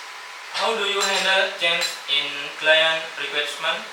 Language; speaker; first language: English; non-native, learner; Indonesian